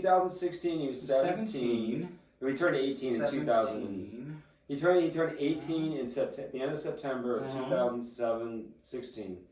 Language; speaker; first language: English; native; English